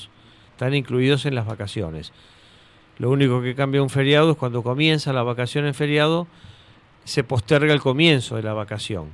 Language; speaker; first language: Spanish; native; Spanish